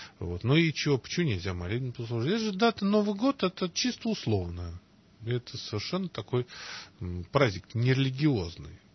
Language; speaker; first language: Russian; native; Russian